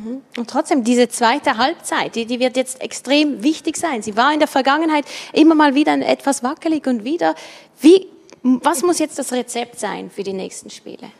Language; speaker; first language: German; native; German